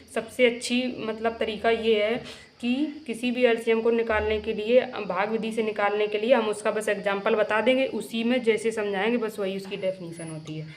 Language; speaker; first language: Hindi; native; Hindi